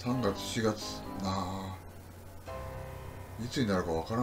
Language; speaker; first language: Japanese; native; Japanese